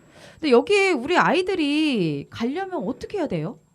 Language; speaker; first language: Korean; native; Korean